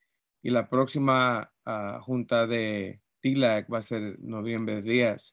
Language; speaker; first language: Spanish; early bilingual, heritage; Spanish